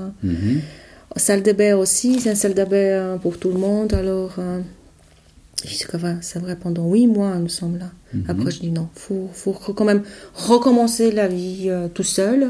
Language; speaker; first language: French; non-native, learner; Polish